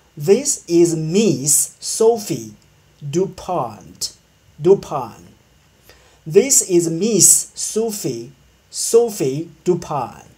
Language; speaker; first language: English; non-native, learner; Chinese